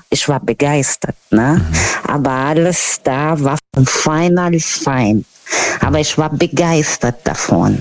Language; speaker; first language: German; non-native, learner; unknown